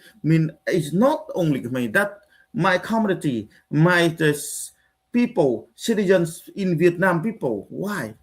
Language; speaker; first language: English; non-native, learner; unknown